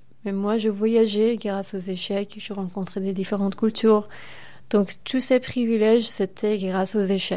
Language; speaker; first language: French; non-native, fluent; Persian